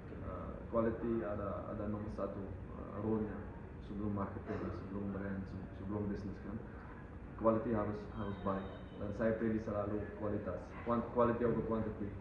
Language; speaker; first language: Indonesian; non-native, fluent; Dutch